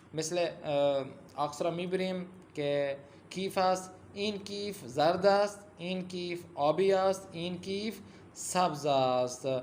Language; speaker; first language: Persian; non-native, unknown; Urdu